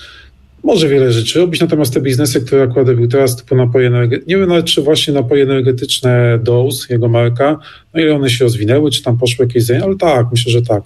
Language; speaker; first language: Polish; native; Polish